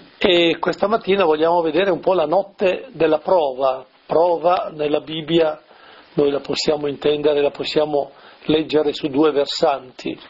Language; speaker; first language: Italian; native; Italian